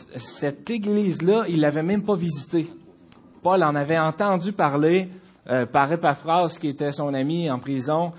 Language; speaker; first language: French; native; French